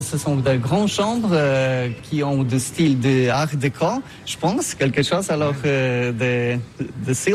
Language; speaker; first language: French; non-native, learner; Polish